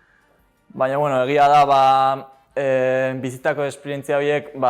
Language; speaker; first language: Basque; non-native, local second language; Spanish